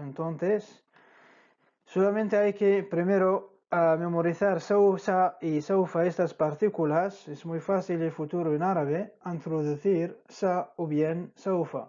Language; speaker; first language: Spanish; non-native, fluent; Arabic